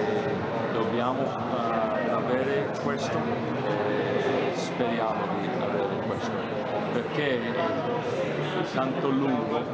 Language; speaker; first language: Italian; non-native, fluent; English